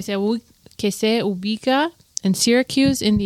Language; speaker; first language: Spanish; non-native, learner; English